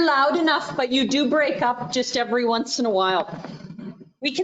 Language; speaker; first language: English; native; English